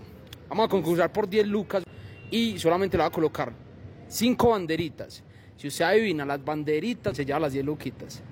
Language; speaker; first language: Spanish; native; Spanish